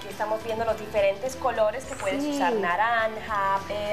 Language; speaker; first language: Spanish; native; Spanish